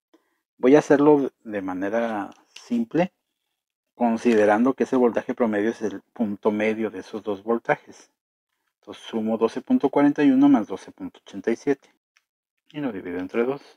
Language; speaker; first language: Spanish; native; Spanish